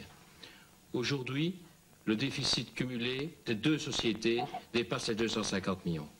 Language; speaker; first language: French; native; French